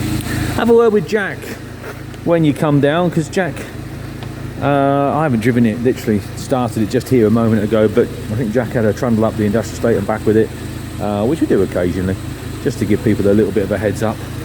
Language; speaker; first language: English; native; English